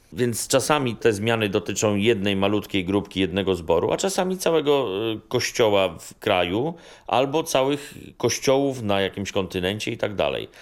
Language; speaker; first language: Polish; native; Polish